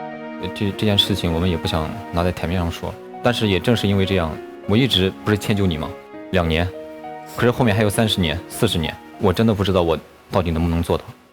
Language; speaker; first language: Chinese; native; Chinese